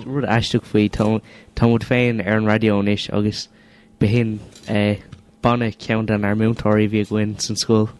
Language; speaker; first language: Irish; non-native, local second language; English